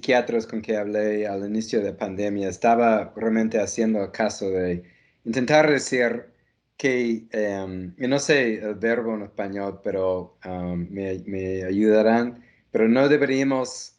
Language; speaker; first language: Spanish; non-native, fluent; English